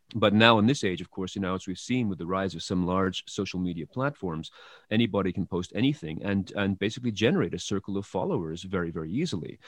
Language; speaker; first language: English; native; English